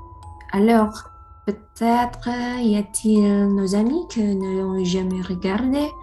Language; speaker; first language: French; non-native, learner; Indonesian